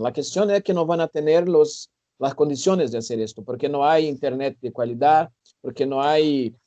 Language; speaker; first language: Spanish; non-native, fluent; Portuguese